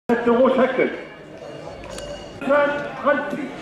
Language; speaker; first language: French; native; French